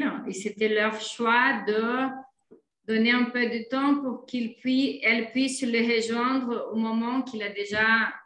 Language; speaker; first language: French; non-native, fluent; Portuguese